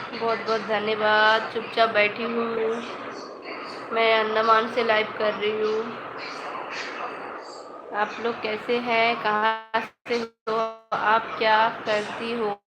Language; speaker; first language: Hindi; non-native, local second language; Bangla